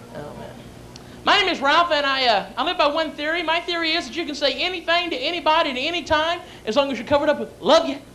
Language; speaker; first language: English; native; English